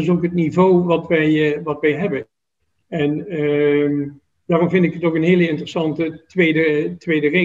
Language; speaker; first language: Dutch; native; Dutch